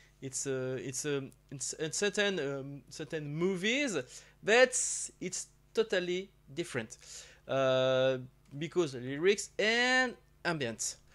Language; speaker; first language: English; non-native, learner; French